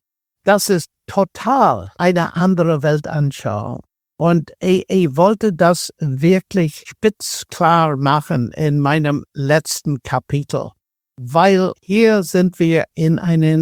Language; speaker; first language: German; non-native, fluent; English